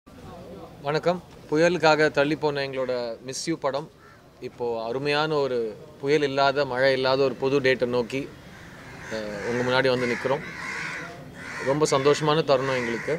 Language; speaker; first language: Tamil; native; Tamil